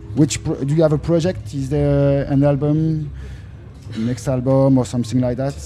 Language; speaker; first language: English; non-native, learner; French